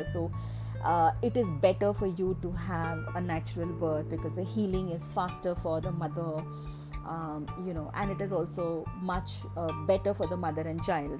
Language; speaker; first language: English; non-native, local second language; Malayalam